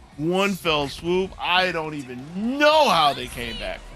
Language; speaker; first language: English; native; English